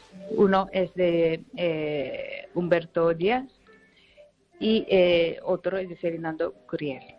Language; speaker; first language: Spanish; non-native, learner; Japanese